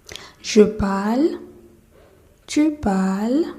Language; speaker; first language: French; non-native, fluent; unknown